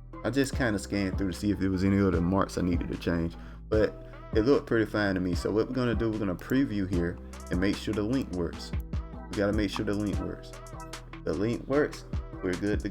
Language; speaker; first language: English; native; English